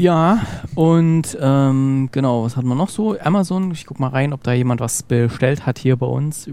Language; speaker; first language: German; native; German